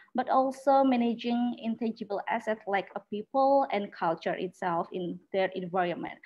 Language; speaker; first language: English; non-native, learner; Indonesian